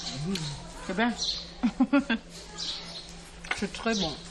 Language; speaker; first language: French; non-native, local second language; German